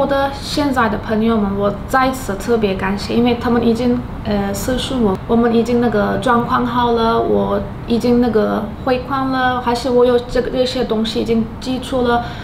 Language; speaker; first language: Chinese; non-native, fluent; Turkish